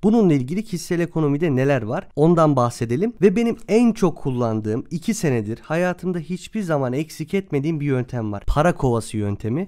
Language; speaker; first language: Turkish; native; Turkish